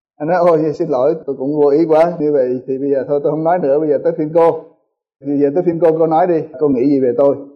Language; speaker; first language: Vietnamese; early bilingual, heritage; Vietnamese